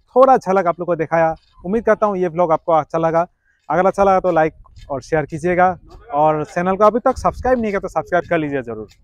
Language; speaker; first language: Hindi; non-native, local second language; Assamese